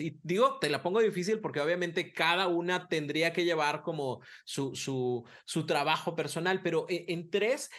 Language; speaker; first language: Spanish; native; Spanish